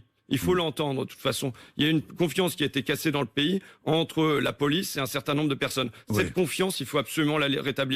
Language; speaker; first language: French; native; French